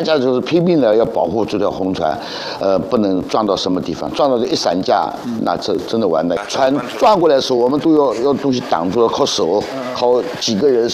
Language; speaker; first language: Chinese; native; Chinese